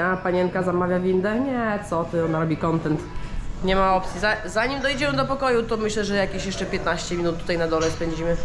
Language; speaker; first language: Polish; native; Polish